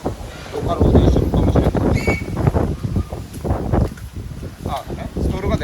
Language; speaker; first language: Japanese; native; Japanese